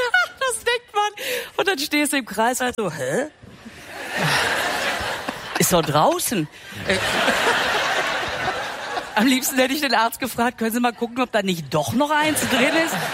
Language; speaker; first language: German; native; German